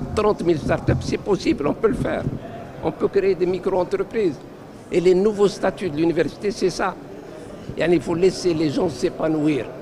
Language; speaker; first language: French; non-native, local second language; Arabic